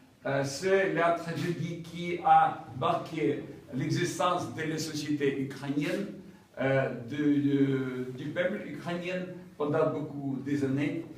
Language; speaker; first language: French; non-native, fluent; Ukrainian